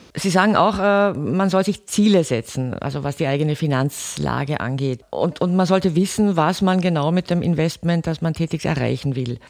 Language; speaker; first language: German; native; German